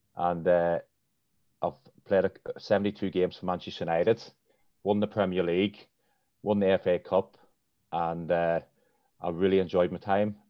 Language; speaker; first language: English; native; English